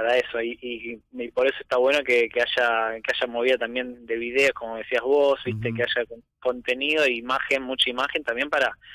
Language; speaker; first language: Spanish; native; Spanish